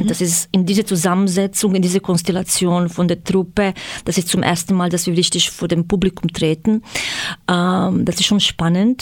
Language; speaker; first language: German; non-native, fluent; Croatian